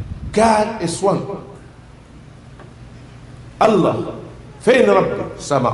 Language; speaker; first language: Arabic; non-native, fluent; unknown